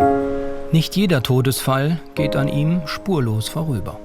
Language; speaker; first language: German; native; German